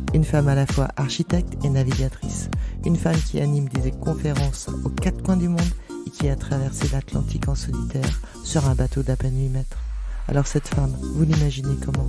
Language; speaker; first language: French; native; French